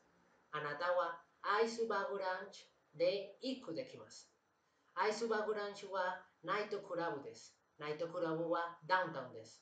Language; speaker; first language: Japanese; non-native, learner; Spanish